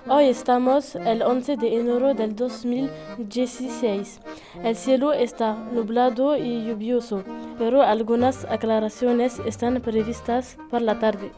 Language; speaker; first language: Spanish; non-native, learner; French